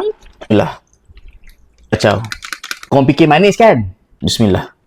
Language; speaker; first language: Malay; native; Malay